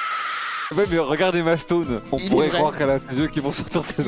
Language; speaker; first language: French; native; French